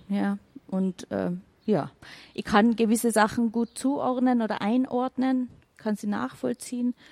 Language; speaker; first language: German; non-native, fluent; Persian